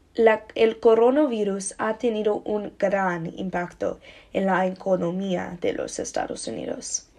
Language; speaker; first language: Spanish; non-native, learner; English